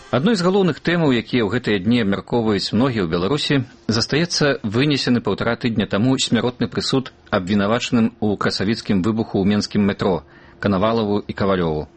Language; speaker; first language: Belarusian; native; Belarusian